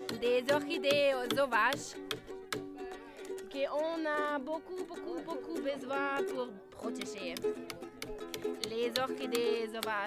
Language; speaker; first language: French; non-native, learner; German